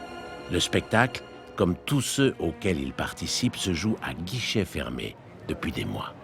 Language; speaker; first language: French; native; French